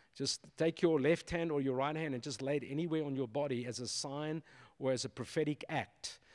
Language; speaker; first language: English; native; English